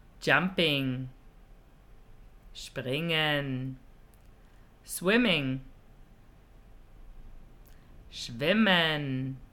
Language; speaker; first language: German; non-native, fluent; English